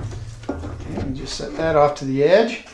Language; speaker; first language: English; native; English